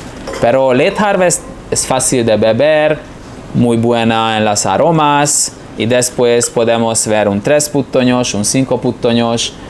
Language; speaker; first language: Spanish; non-native, fluent; Hungarian